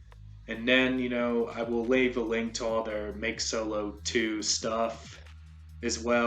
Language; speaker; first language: English; native; English